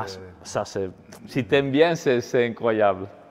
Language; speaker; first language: French; non-native, fluent; Italian